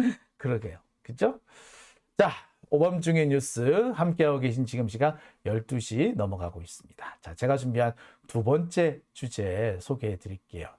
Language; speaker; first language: Korean; native; Korean